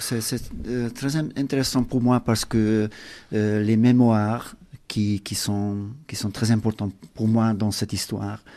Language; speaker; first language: French; non-native, learner; Hungarian